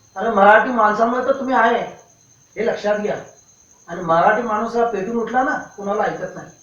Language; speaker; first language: Marathi; non-native, local second language; Urdu